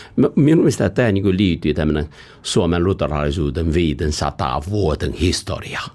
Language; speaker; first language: Finnish; non-native, fluent; Chinese